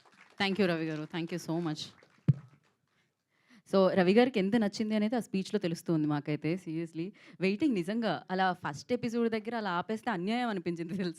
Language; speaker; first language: Telugu; native; Telugu